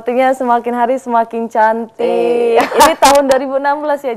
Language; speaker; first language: Indonesian; native; Indonesian